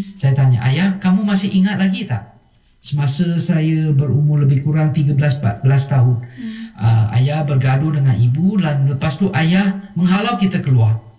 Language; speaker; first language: Malay; non-native, local second language; Chinese